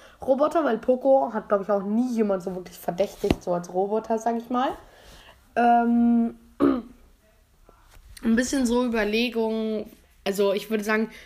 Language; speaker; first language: German; native; German